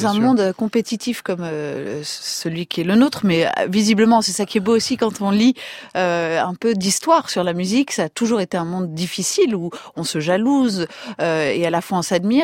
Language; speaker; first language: French; native; French